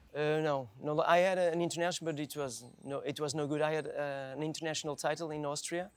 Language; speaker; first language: English; non-native, fluent; Portuguese